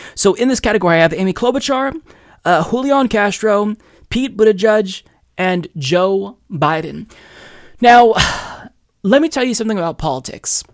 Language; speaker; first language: English; native; English